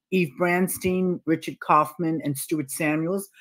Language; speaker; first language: English; native; English